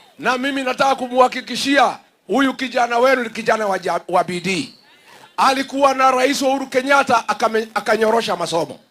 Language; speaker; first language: Swahili; non-native, local second language; Kikuyu